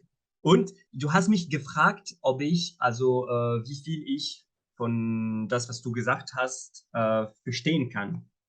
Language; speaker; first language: German; non-native, fluent; Arabic